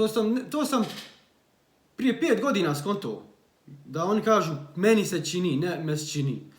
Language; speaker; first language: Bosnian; early bilingual, heritage; Bosnian